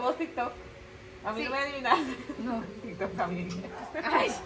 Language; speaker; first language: Spanish; native; Spanish